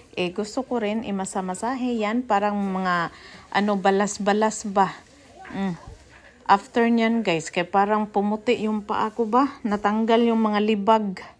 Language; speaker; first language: Filipino; non-native, local second language; Cebuano